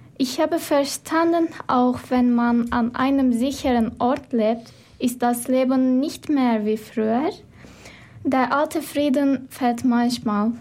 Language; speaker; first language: German; non-native, learner; Turkish